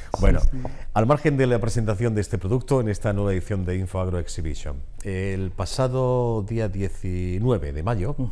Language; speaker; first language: Spanish; native; Spanish